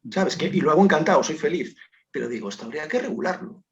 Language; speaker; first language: Spanish; non-native, local second language; Galician